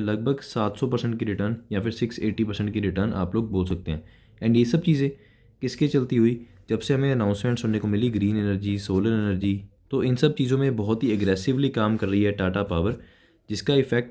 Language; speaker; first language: Hindi; native; Hindi